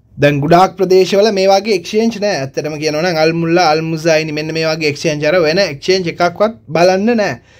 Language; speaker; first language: Sinhala; non-native, local second language; Tamil